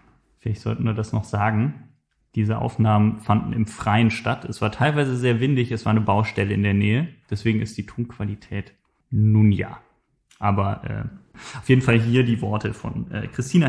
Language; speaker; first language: German; native; German